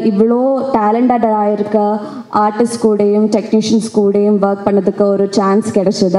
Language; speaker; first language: Tamil; non-native, learner; Malayalam